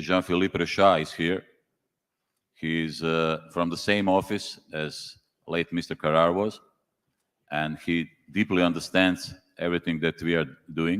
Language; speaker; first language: English; non-native, fluent; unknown